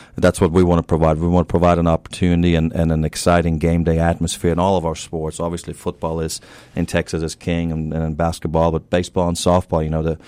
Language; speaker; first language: English; non-native, fluent; German